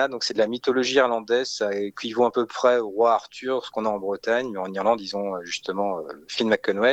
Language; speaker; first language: French; native; French